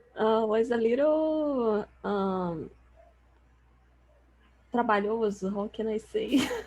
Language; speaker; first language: English; non-native, learner; Portuguese